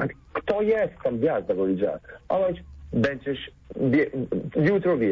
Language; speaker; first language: Polish; non-native, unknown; Italian